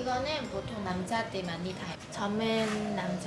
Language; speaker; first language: Korean; non-native, learner; Vietnamese